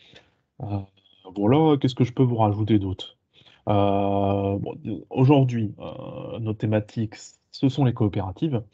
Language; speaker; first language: French; native; French